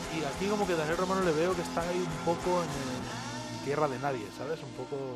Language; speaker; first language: Spanish; native; Spanish